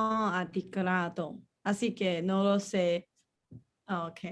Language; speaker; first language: Spanish; non-native, learner; Chinese